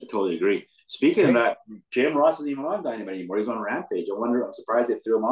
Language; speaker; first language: English; native; English